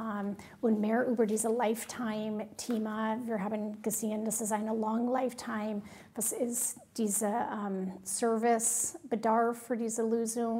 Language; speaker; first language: German; non-native, fluent; English